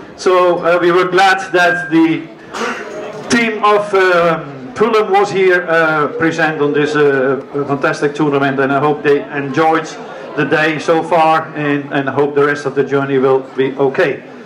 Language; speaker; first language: English; non-native, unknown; Dutch